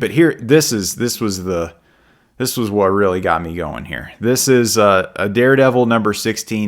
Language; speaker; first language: English; native; English